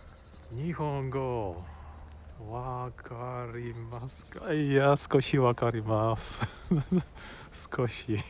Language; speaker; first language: Japanese; non-native, learner; English